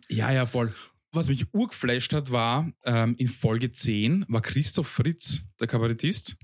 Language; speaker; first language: German; early bilingual, other home language; Bosnian